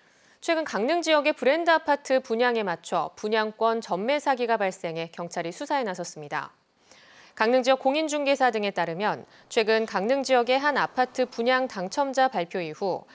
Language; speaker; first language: Korean; native; Korean